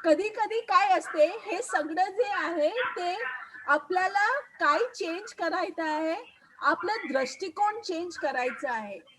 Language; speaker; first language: Marathi; non-native, local second language; Hindi